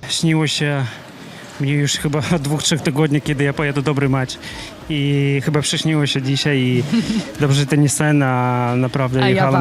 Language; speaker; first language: Polish; non-native, learner; Russian